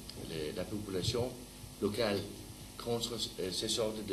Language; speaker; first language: French; non-native, learner; Danish